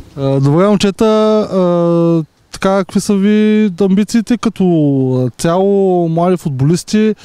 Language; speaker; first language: Bulgarian; native; Bulgarian